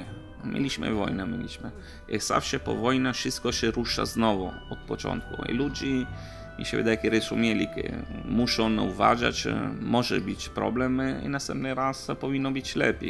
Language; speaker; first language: Polish; non-native, learner; Italian